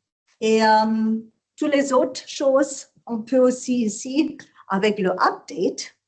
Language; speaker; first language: French; non-native, learner; German